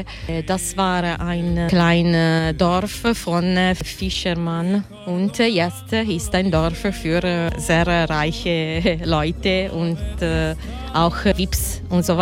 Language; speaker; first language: German; non-native, learner; Italian